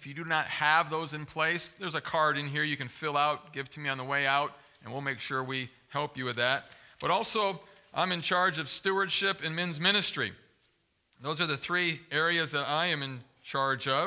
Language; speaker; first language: English; native; English